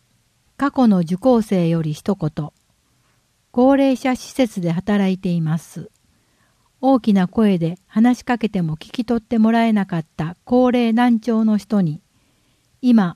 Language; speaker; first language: Japanese; native; Japanese